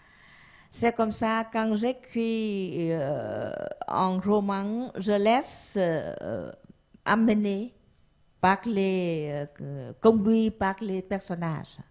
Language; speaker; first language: French; non-native, learner; Vietnamese